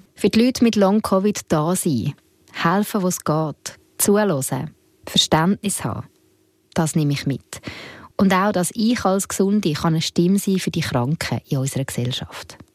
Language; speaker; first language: German; native; German